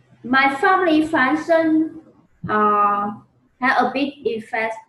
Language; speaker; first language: English; non-native, learner; Vietnamese